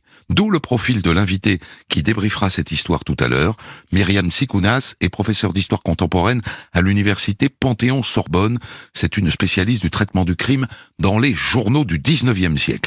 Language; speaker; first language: French; native; French